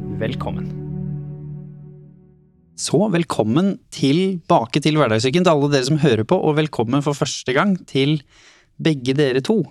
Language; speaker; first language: Norwegian; native; Norwegian